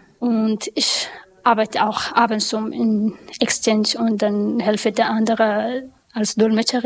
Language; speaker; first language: German; non-native, learner; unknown